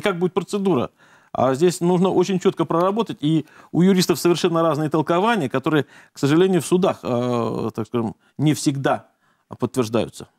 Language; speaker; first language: Russian; native; Russian